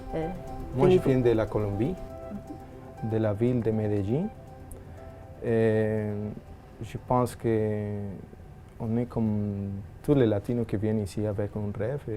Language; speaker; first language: French; non-native, fluent; Spanish